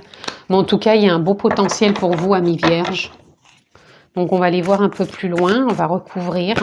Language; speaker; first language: French; native; French